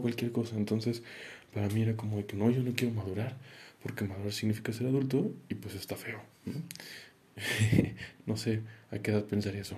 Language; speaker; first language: Spanish; native; Spanish